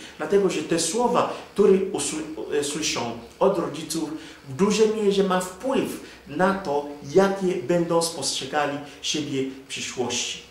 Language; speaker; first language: Polish; non-native, fluent; Igbo